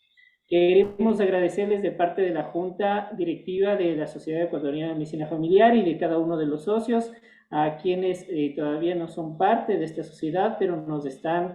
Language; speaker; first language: Spanish; native; Spanish